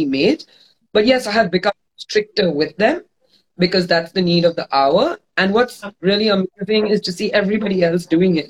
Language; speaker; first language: English; non-native, local second language; Gujarati